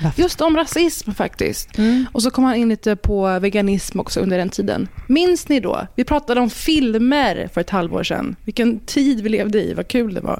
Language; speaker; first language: Swedish; early bilingual, other home language; Persian